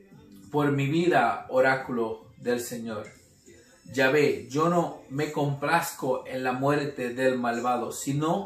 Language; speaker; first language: Spanish; native; Spanish